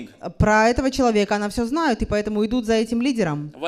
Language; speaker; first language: Russian; native; Russian